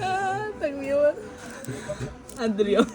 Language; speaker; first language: Russian; non-native, learner; Korean